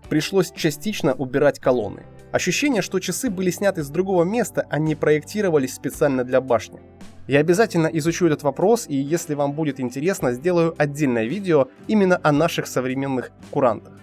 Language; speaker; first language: Russian; native; Russian